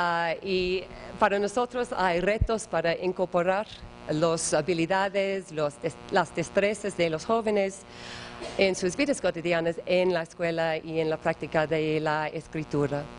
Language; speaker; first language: Spanish; non-native, learner; English